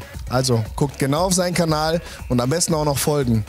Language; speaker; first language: German; native; German